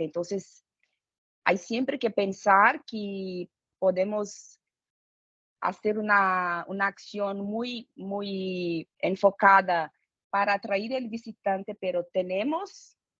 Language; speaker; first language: Spanish; non-native, fluent; Portuguese